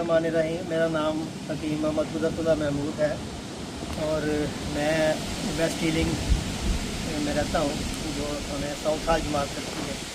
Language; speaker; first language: Hindi; non-native, local second language; Punjabi